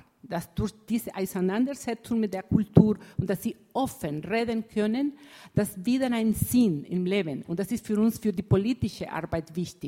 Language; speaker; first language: German; non-native, fluent; Spanish